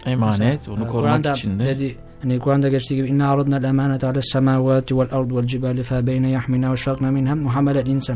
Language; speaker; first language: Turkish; non-native, learner; Albanian